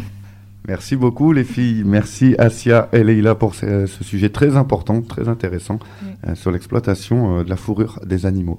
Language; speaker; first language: French; native; French